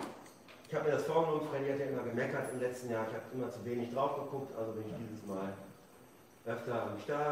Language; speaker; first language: German; native; German